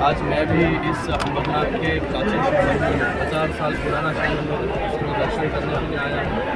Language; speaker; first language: Hindi; non-native, local second language; Marathi